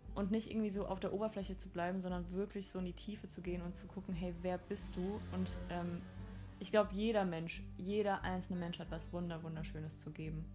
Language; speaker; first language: German; native; German